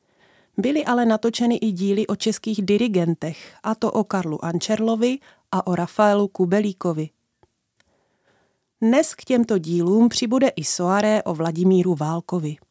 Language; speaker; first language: Czech; native; Czech